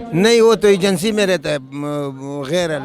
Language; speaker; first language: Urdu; non-native, local second language; Pashto